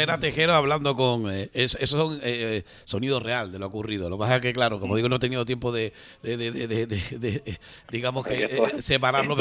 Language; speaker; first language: Spanish; native; Spanish